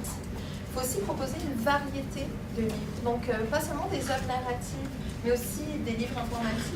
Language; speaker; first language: French; native; French